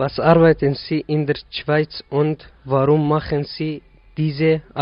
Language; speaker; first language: German; non-native, learner; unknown